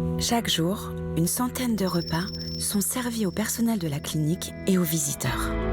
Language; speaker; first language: French; native; French